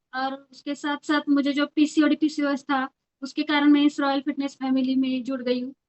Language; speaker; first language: Hindi; non-native, local second language; Marathi